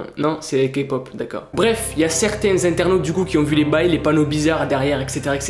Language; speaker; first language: French; native; French